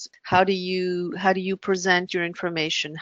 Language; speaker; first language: English; non-native, local second language; French